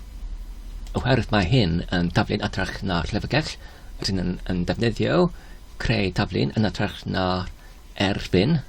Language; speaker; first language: Welsh; non-native, learner; Polish